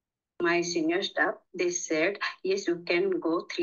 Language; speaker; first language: English; non-native, learner; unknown